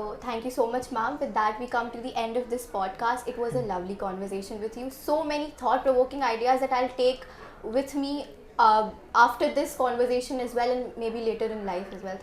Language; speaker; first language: English; non-native, local second language; Hindi